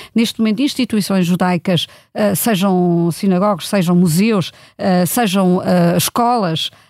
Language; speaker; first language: Portuguese; non-native, fluent; German